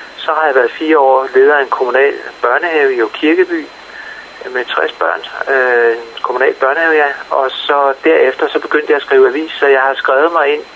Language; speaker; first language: Danish; native; Danish